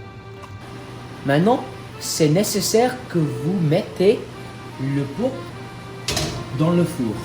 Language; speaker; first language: French; non-native, learner; English